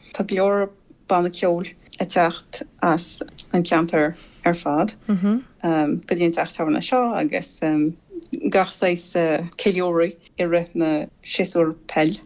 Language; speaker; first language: Irish; non-native, fluent; English